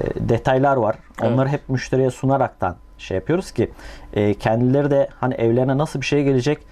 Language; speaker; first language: Turkish; native; Turkish